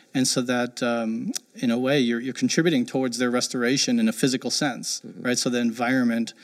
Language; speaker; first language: English; early bilingual, heritage; German